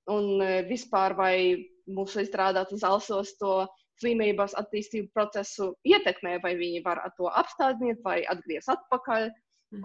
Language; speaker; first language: Latvian; non-native, local second language; Russian